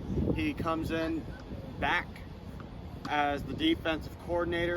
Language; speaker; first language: English; native; English